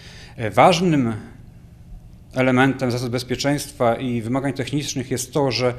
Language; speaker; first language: Polish; native; Polish